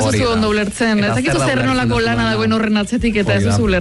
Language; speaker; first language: Basque; native; Basque